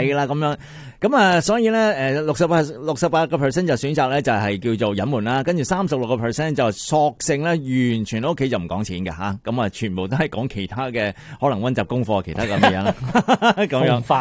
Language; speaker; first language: Cantonese; native; Cantonese